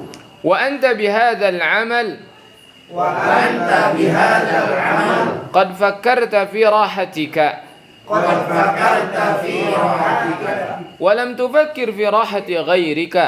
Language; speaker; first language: Arabic; non-native, fluent; Indonesian